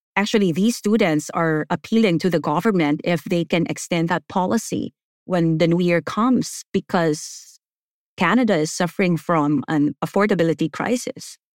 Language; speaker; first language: English; non-native, local second language; Filipino